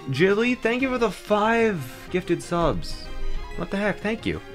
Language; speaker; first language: English; native; English